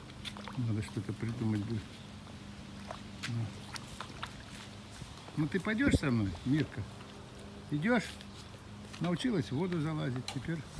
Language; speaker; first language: Russian; native; Russian